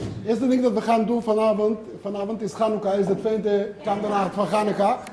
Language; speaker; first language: Dutch; non-native, learner; Hebrew